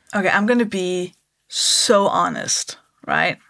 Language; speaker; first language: English; non-native, fluent; Danish